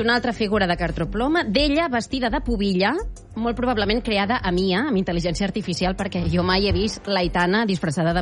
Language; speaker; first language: Catalan; native; Catalan